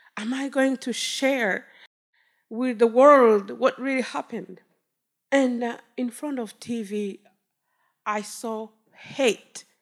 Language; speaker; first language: English; non-native, local second language; Kinyarwanda